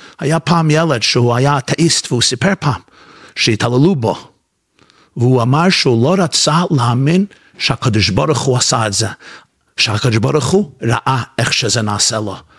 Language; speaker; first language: Hebrew; non-native, fluent; English